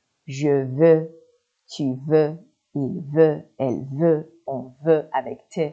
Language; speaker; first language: French; non-native, fluent; Persian